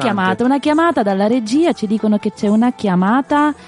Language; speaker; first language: Italian; native; Italian